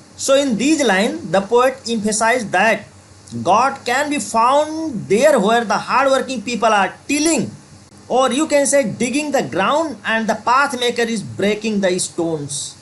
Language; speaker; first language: English; non-native, local second language; Nepali